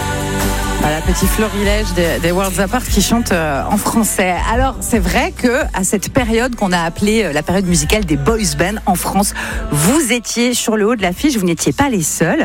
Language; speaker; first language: French; native; French